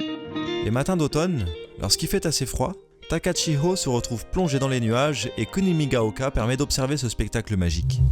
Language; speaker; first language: French; native; French